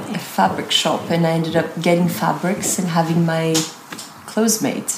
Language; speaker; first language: English; native; English